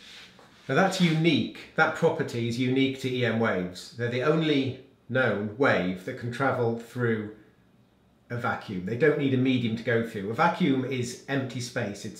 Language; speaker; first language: English; native; English